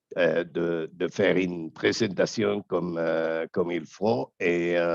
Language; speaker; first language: French; non-native, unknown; Spanish